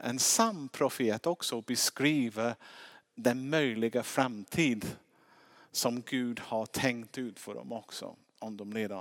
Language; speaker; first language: Swedish; non-native, fluent; English